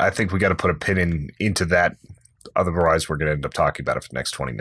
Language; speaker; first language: English; native; English